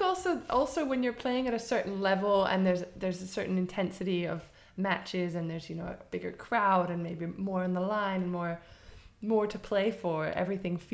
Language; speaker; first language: English; native; English